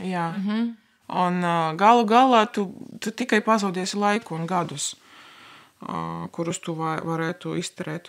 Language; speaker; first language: Latvian; non-native, local second language; Russian